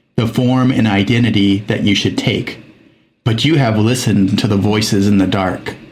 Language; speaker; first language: English; early bilingual, other home language; Spanish